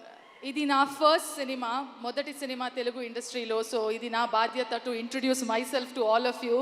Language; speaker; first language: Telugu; non-native, learner; Kannada